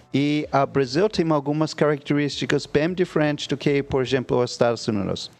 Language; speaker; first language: Portuguese; non-native, fluent; English